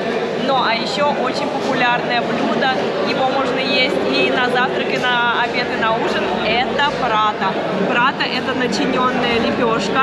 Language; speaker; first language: Russian; native; Russian